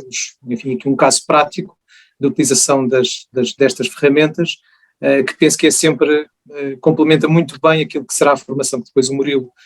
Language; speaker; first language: Portuguese; native; Portuguese